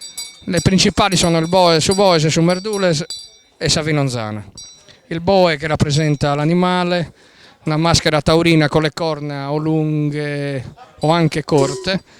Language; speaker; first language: Italian; native; Italian